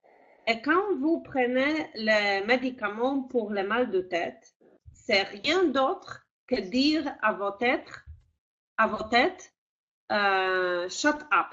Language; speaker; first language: French; non-native, fluent; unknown